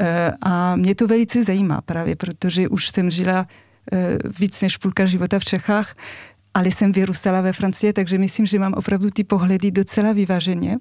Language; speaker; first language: Czech; non-native, fluent; French